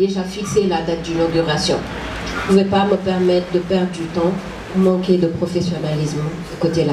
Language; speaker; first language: French; non-native, local second language; Wolof